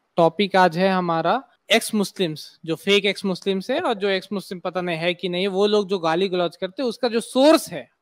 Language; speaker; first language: Hindi; native; Hindi